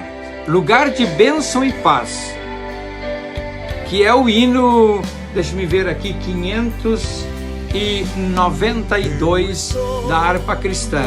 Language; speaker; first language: Portuguese; native; Portuguese